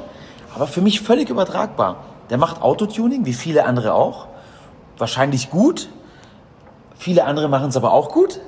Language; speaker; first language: German; native; German